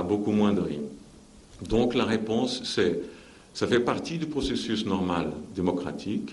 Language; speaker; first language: French; non-native, fluent; Portuguese